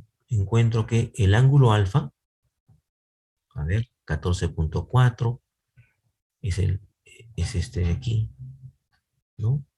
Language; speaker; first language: Spanish; native; Spanish